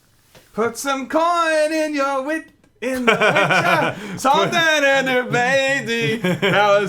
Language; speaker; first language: English; native; English